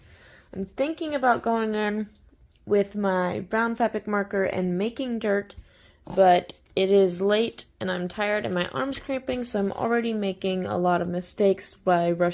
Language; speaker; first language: English; native; English